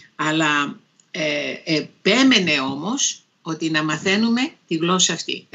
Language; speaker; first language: Greek; native; Greek